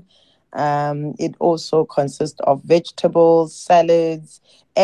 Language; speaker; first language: English; non-native, local second language; Xhosa